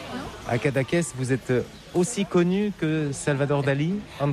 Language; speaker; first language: French; native; French